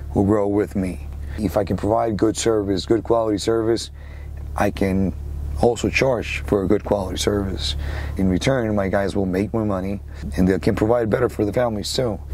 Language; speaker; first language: English; non-native, fluent; Spanish